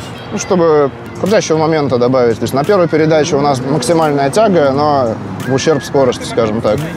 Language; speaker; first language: Russian; native; Russian